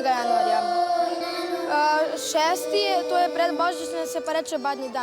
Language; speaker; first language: Slovenian; early bilingual, other home language; Serbian